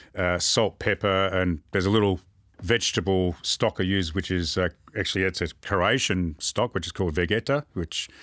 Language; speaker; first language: English; native; English